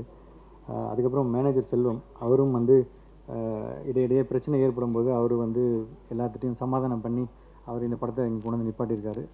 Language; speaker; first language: Tamil; native; Tamil